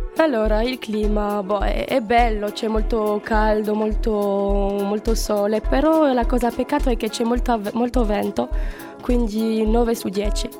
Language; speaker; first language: Italian; non-native, learner; French